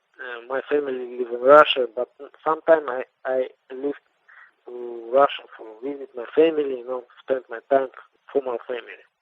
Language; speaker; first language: English; non-native, learner; Russian